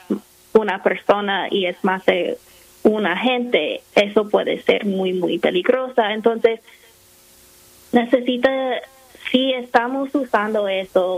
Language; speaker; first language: Spanish; non-native, fluent; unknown